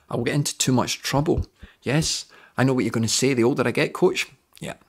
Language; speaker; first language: English; native; English